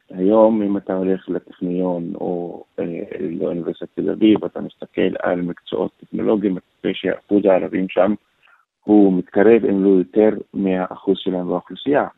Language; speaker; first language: Hebrew; non-native, local second language; Arabic